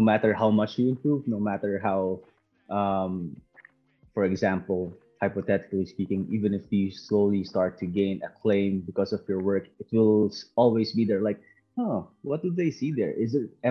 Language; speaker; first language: English; non-native, local second language; Filipino